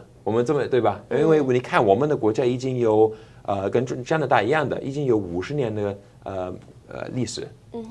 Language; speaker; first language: Chinese; non-native, fluent; English